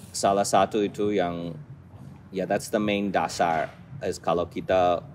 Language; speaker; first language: Indonesian; non-native, fluent; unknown